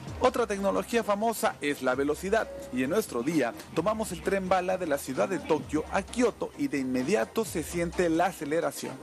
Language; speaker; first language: Spanish; native; Spanish